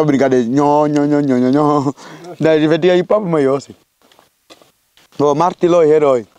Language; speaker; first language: Portuguese; non-native, learner; Vietnamese